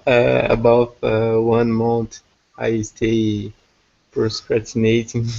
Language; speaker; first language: English; non-native, learner; Portuguese